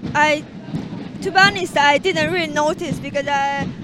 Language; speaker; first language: English; non-native, fluent; Chinese